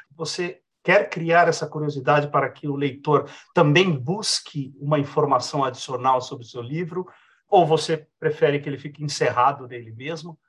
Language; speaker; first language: Portuguese; native; Portuguese